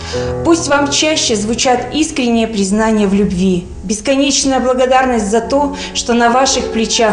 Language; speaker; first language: Russian; native; Russian